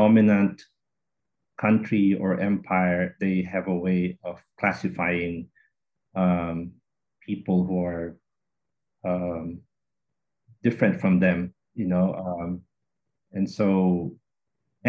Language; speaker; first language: English; non-native, local second language; Min Nan Chinese